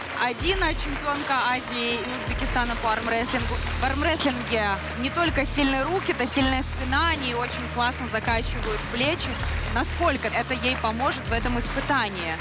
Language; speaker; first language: Russian; native; Russian